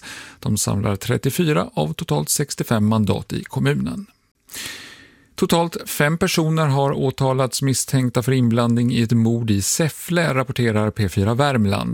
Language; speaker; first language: Swedish; native; Swedish